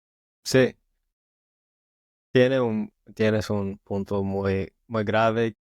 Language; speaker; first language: Spanish; non-native, learner; English